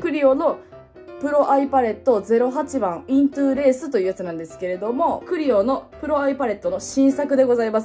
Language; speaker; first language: Japanese; native; Japanese